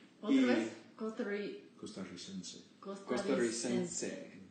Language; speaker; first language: Spanish; non-native, learner; English